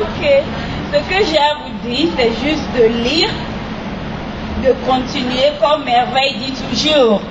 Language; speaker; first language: French; non-native, fluent; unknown